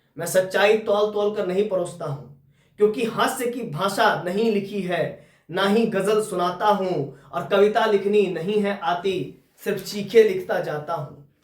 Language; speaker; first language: Hindi; native; Hindi